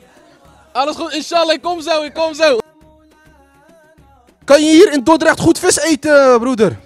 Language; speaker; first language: Dutch; early bilingual, other home language; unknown